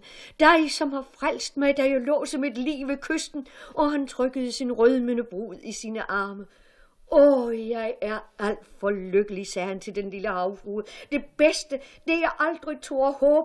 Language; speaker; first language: Danish; native; Danish